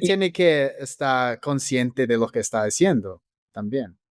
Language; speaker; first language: Spanish; non-native, fluent; English